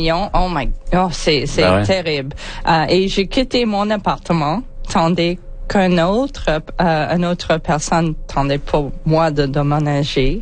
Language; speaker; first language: French; non-native, fluent; English